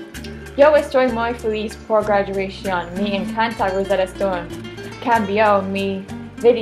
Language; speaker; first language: Spanish; non-native, learner; English